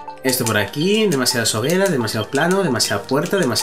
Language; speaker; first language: Spanish; native; Spanish